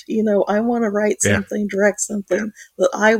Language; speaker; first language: English; native; English